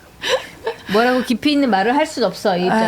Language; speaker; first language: Korean; native; Korean